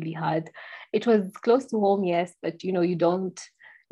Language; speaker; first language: English; non-native, local second language; Kikuyu